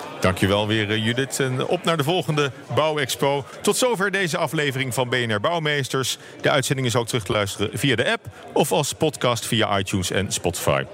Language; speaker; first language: Dutch; native; Dutch